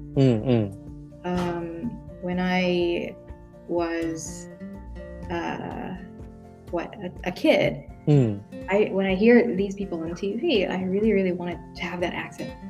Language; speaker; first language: English; non-native, local second language; Filipino